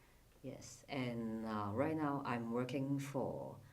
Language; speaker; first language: English; non-native, fluent; Cantonese